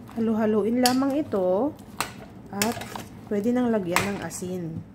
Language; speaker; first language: Filipino; non-native, local second language; Bikol